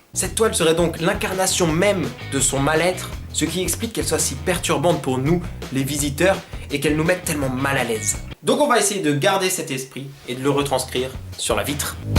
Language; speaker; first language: French; native; French